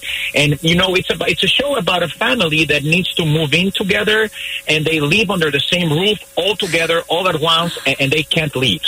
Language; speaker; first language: English; non-native, fluent; Spanish